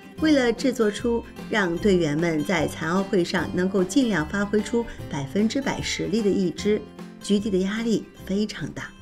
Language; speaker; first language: Chinese; native; Chinese